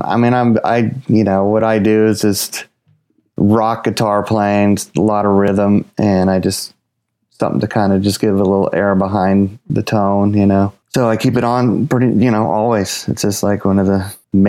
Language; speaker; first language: English; native; English